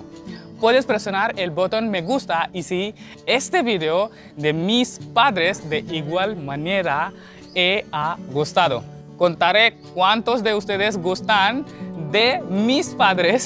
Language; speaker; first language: Spanish; non-native, learner; Hindi